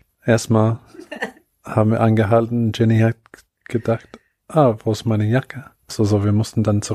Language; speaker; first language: German; non-native, fluent; Bulgarian